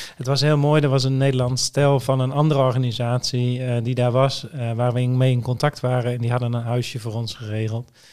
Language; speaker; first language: Dutch; native; Dutch